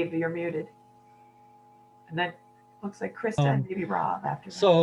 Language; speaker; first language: English; native; English